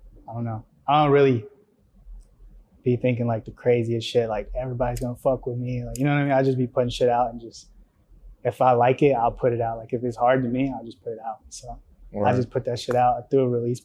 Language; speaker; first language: English; early bilingual, other home language; Spanish